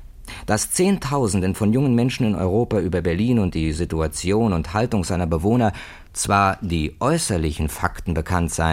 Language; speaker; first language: German; native; German